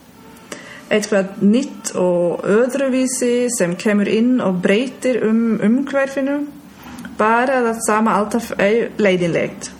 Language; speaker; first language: Icelandic; non-native, learner; German